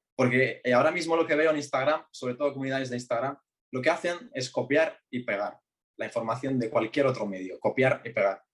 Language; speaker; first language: Spanish; early bilingual, other home language; Arabic